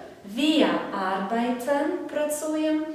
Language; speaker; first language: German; non-native, fluent; Belarusian